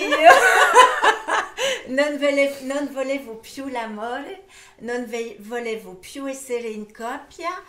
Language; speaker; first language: Italian; early bilingual, heritage; French